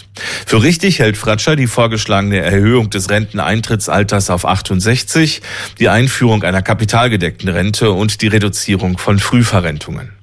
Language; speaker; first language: German; native; German